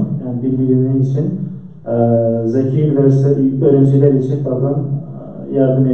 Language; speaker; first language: Turkish; non-native, fluent; Central Kurdish